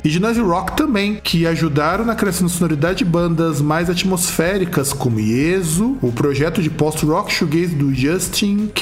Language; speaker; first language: Portuguese; native; Portuguese